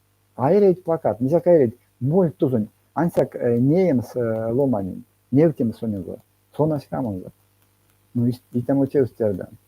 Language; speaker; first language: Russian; non-native, local second language; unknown